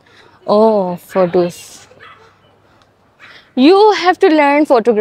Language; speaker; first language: English; non-native, learner; Hindi